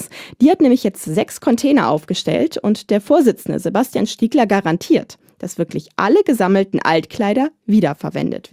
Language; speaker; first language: German; native; German